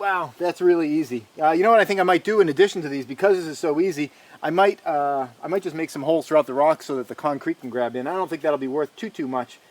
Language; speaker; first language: English; native; English